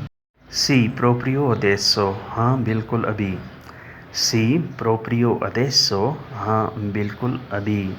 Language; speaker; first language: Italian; non-native, learner; Urdu